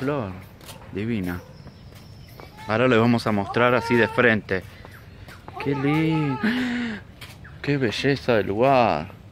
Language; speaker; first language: Spanish; native; Spanish